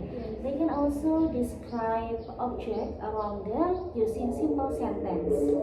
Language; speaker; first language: English; non-native, learner; Indonesian